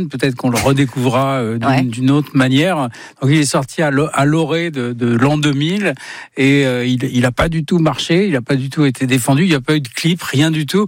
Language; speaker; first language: French; native; French